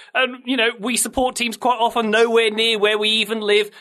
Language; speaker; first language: English; native; English